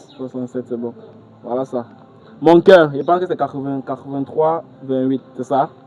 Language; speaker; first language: French; native; French